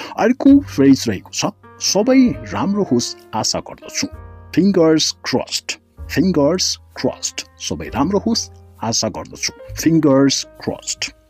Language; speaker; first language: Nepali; native; Nepali